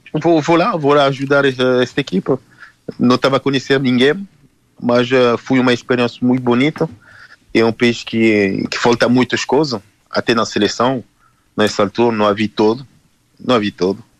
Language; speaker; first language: Portuguese; non-native, learner; French